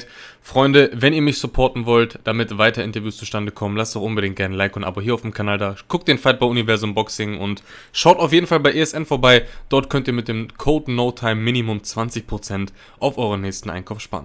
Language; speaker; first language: German; native; German